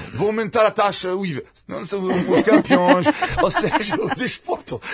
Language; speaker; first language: Portuguese; non-native, fluent; French